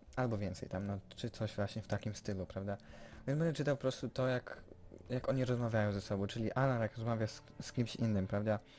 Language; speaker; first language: Polish; early bilingual, heritage; Polish